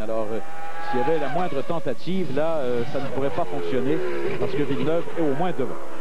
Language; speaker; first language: French; native; French